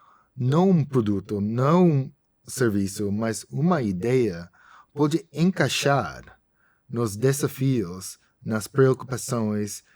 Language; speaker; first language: Portuguese; non-native, fluent; English